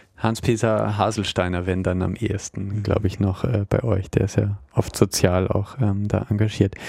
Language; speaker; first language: German; native; German